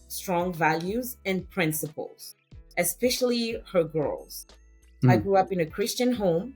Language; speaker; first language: English; non-native, fluent; French